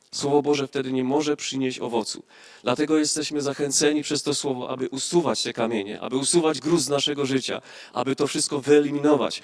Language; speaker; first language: Polish; native; Polish